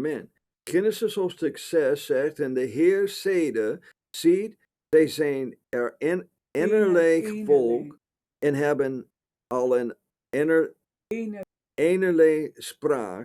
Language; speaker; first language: Dutch; non-native, fluent; English